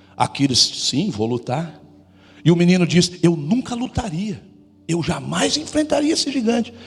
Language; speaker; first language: Portuguese; native; Portuguese